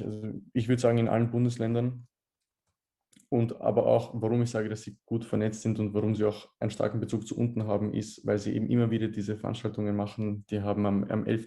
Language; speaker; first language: German; early bilingual, other home language; Bosnian